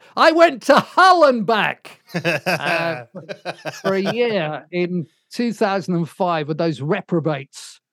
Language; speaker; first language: English; native; English